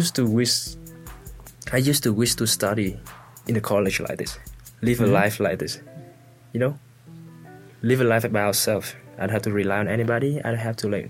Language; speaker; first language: English; non-native, fluent; Vietnamese